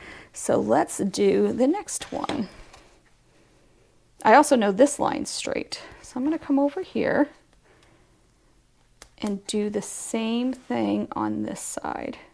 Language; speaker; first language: English; native; English